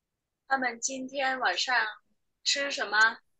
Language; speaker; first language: Chinese; non-native, fluent; Vietnamese